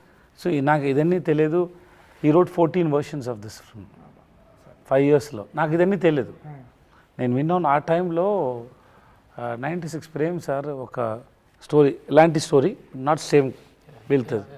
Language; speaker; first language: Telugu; non-native, learner; Tamil